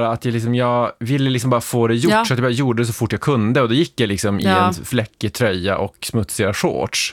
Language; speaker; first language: Swedish; native; Swedish